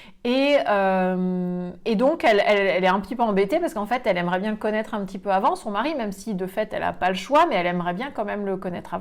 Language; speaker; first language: French; native; French